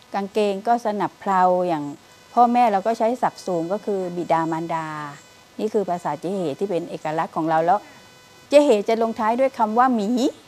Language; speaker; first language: Thai; native; Thai